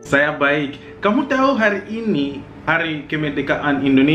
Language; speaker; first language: Indonesian; non-native, fluent; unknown